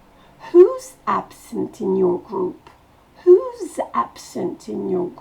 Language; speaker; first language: English; non-native, fluent; French